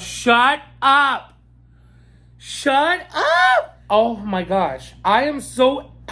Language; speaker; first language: English; native; English